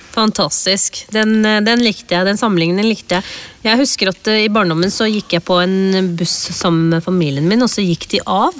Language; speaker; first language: Norwegian; early bilingual, other home language; Urdu